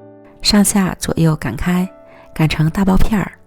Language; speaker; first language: Chinese; native; Chinese